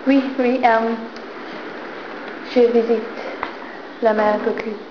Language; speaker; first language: French; non-native, learner; English